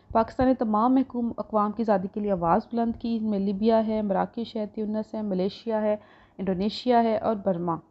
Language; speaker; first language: Urdu; non-native, local second language; Punjabi